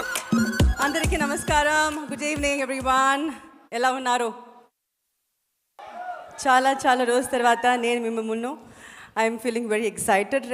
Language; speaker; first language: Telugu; non-native, learner; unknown